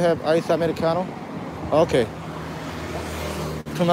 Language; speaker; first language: English; non-native, learner; Korean